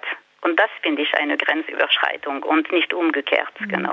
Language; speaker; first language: German; non-native, fluent; French